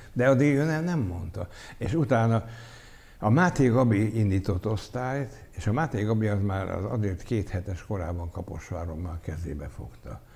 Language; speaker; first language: Hungarian; native; Hungarian